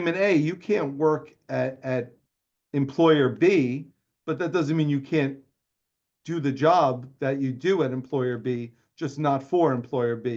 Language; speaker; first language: English; native; English